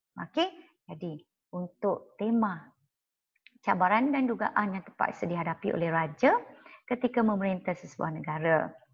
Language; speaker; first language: Malay; non-native, local second language; Chinese